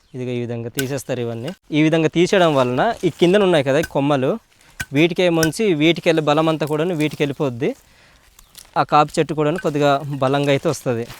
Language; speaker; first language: Telugu; non-native, local second language; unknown